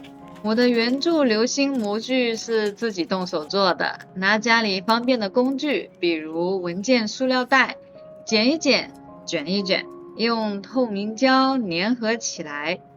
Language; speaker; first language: Chinese; native; Chinese